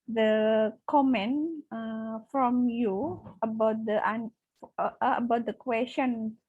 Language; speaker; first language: English; non-native, learner; Indonesian